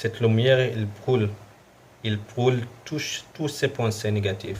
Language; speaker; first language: French; non-native, local second language; Arabic